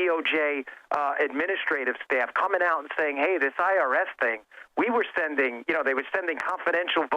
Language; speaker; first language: English; native; English